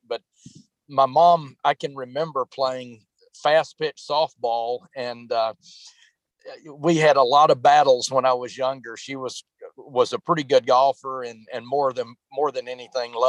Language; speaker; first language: English; native; English